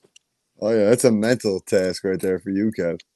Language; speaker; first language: English; native; English